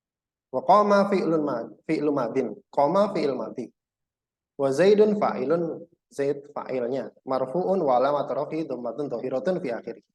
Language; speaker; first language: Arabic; non-native, fluent; Indonesian